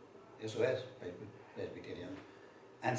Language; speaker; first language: Spanish; non-native, fluent; English